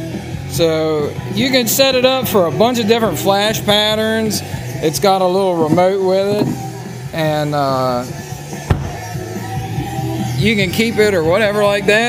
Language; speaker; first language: English; native; English